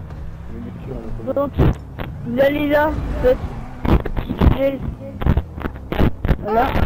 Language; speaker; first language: French; native; French